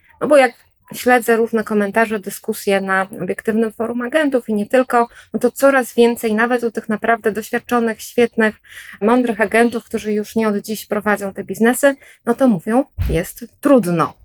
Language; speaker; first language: Polish; native; Polish